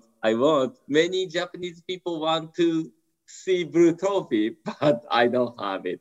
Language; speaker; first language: English; non-native, learner; Japanese